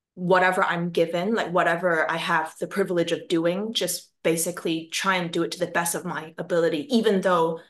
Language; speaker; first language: English; non-native, local second language; Cantonese